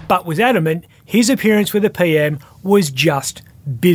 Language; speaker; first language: English; native; English